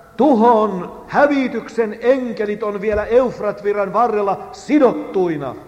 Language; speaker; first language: Finnish; native; Finnish